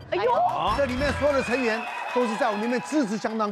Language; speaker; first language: Chinese; native; Chinese